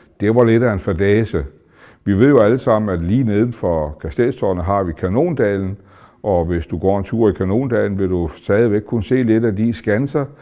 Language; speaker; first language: Danish; native; Danish